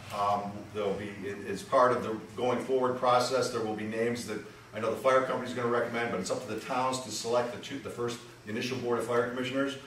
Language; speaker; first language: English; native; English